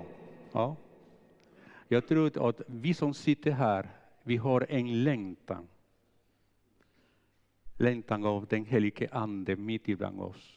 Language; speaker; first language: Swedish; non-native, fluent; Spanish